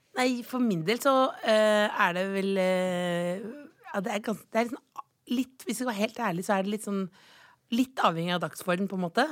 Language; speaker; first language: Norwegian; native; Norwegian